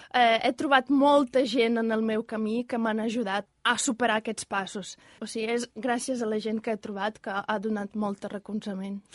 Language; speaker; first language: Catalan; non-native, fluent; Ukrainian